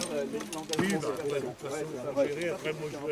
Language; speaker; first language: French; native; French